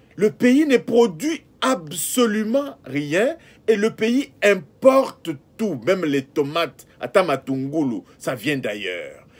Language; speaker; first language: French; non-native, local second language; Lingala